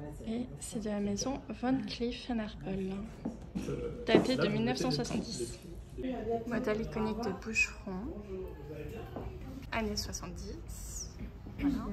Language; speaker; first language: French; native; French